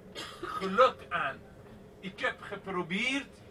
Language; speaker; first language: Dutch; non-native, fluent; Persian